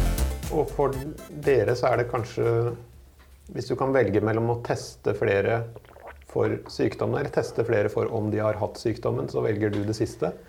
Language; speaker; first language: Norwegian; native; Norwegian